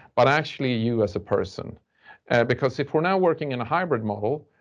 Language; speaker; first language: English; non-native, fluent; Swedish